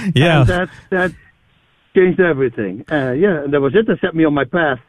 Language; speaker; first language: English; non-native, fluent; Dutch